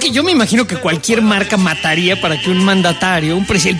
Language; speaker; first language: Spanish; native; Spanish